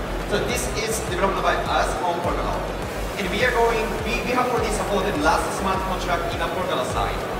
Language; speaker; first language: English; non-native, fluent; Japanese